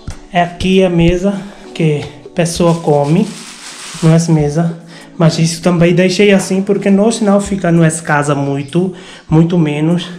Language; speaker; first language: Portuguese; non-native, learner; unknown